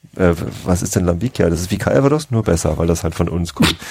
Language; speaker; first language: German; native; German